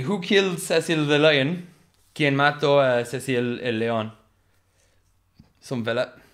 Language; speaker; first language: Spanish; non-native, learner; English